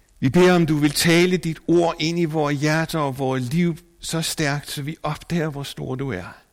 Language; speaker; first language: Danish; native; Danish